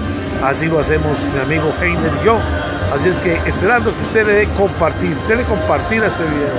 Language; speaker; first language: Spanish; native; Spanish